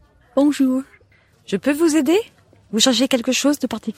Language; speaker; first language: French; native; French